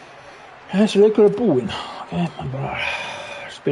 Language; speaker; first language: Icelandic; non-native, learner; Norwegian